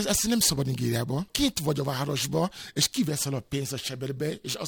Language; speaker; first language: Hungarian; non-native, fluent; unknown